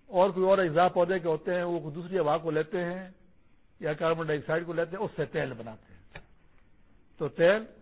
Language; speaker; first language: Urdu; non-native, local second language; Pashto